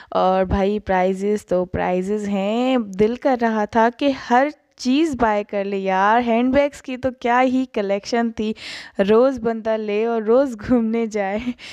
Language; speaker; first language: Urdu; native; Urdu